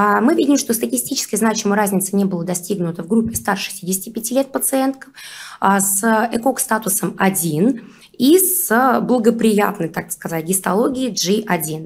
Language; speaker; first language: Russian; native; Russian